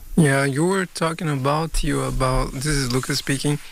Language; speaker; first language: English; non-native, fluent; Portuguese